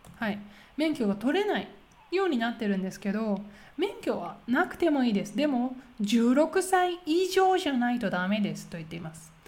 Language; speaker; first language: Japanese; native; Japanese